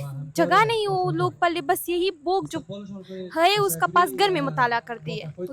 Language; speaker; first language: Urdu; non-native, learner; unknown